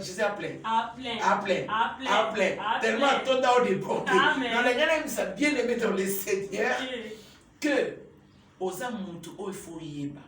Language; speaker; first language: French; non-native, local second language; Lingala